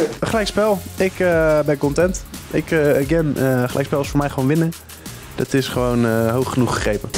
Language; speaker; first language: Dutch; native; Dutch